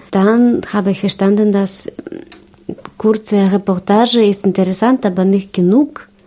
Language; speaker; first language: German; non-native, learner; Russian